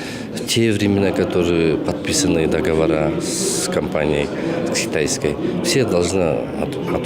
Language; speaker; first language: Russian; non-native, local second language; Kyrgyz